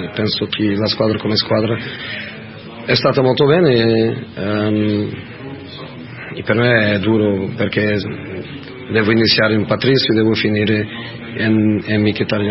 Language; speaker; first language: Italian; non-native, fluent; Portuguese